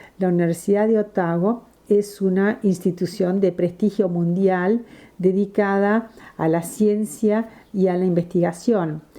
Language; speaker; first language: Spanish; non-native, fluent; English